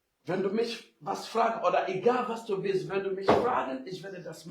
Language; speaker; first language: German; non-native, learner; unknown